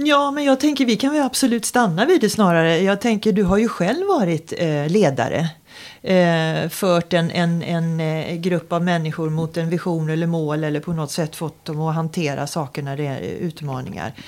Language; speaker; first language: Swedish; native; Swedish